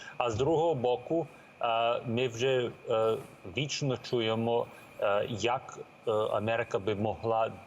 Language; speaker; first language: Ukrainian; early bilingual, heritage; Ukrainian